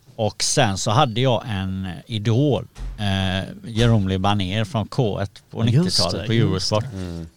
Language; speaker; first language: Swedish; native; Swedish